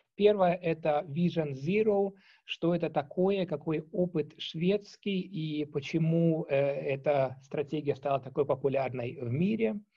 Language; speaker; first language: Russian; native; Russian